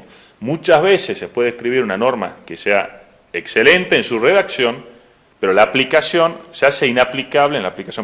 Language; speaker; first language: Spanish; native; Spanish